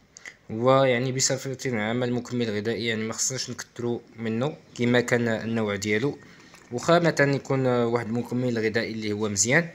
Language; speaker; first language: Arabic; native; Arabic